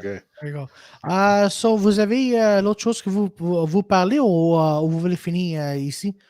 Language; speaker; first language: French; non-native, local second language; English